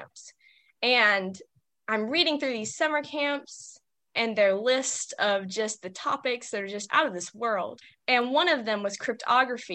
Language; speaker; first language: English; native; English